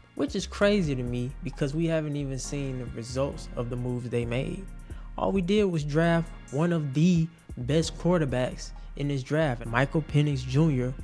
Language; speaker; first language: English; native; English